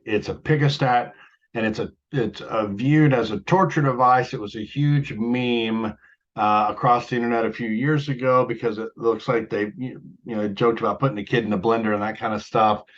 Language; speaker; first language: English; native; English